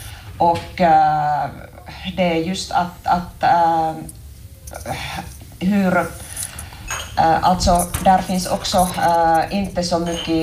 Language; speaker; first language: Swedish; non-native, local second language; Finnish